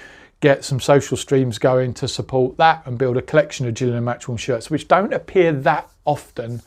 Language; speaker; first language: English; native; English